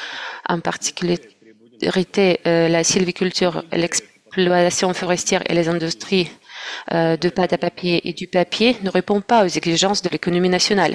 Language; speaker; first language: French; non-native, fluent; Russian